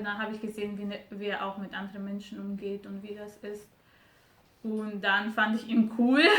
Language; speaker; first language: German; non-native, fluent; Romanian